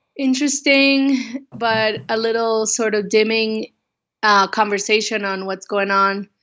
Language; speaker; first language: English; early bilingual, other home language; Spanish